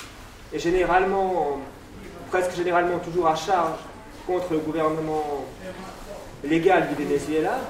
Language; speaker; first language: French; native; French